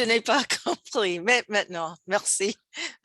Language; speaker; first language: French; non-native, learner; English